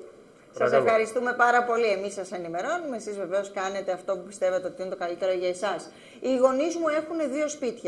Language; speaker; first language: Greek; native; Greek